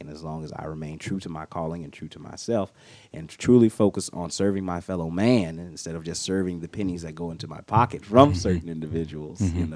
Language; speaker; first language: English; native; English